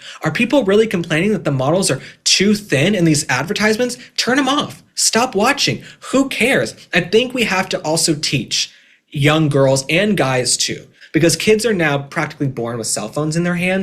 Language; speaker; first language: English; native; English